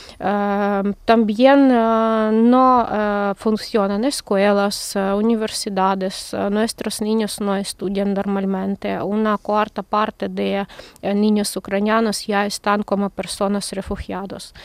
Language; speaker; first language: Spanish; non-native, learner; Ukrainian